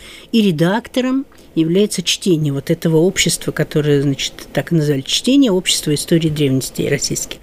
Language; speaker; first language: Russian; native; Russian